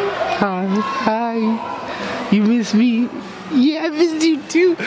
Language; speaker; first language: English; native; English